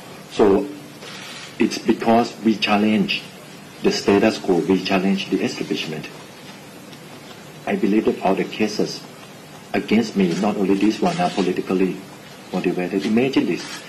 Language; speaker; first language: English; non-native, fluent; Thai